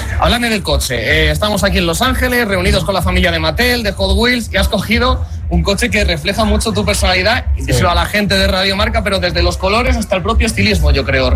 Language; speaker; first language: Spanish; native; Spanish